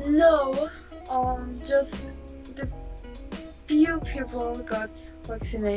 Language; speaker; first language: English; non-native, learner; Persian